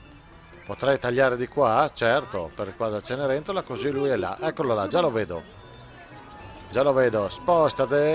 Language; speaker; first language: Italian; native; Italian